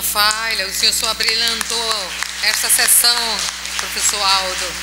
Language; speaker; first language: Portuguese; native; Portuguese